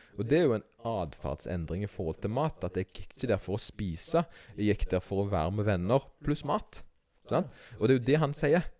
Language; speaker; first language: Norwegian; native; Norwegian